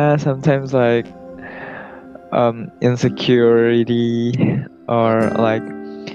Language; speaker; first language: English; non-native, learner; Indonesian